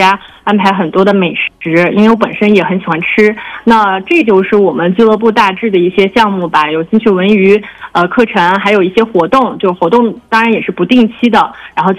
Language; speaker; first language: Chinese; native; Chinese